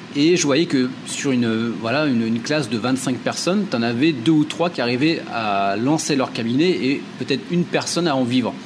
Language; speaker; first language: French; native; French